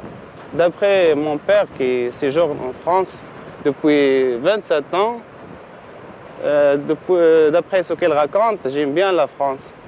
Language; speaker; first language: French; non-native, local second language; Arabic